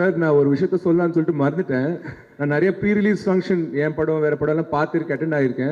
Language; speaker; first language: Tamil; non-native, local second language; Telugu